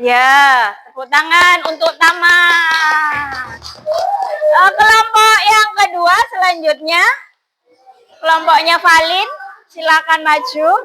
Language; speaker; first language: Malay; non-native, local second language; Javanese